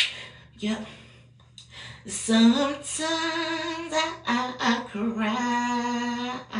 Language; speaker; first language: English; native; English